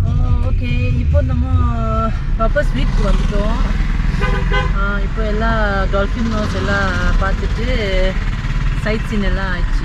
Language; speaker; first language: Tamil; non-native, local second language; Tibetan